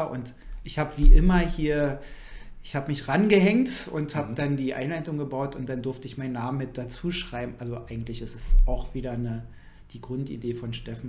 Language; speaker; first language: German; native; German